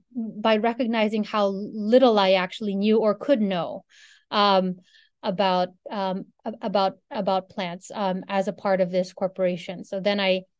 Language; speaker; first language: English; non-native, local second language; Filipino